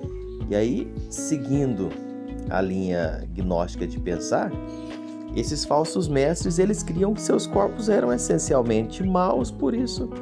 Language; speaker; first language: Portuguese; native; Portuguese